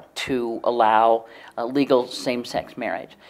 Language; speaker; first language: English; native; English